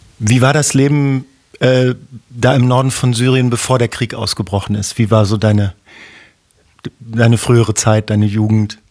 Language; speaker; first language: German; native; German